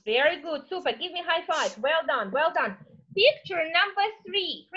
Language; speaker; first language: English; non-native, fluent; Russian